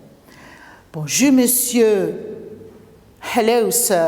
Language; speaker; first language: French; non-native, fluent; Maltese